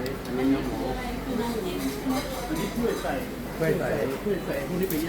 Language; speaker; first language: Thai; native; Thai